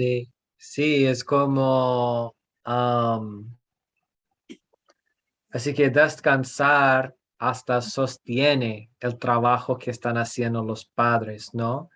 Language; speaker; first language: Spanish; non-native, fluent; English